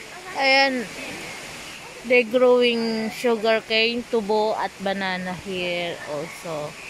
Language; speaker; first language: English; non-native, learner; Filipino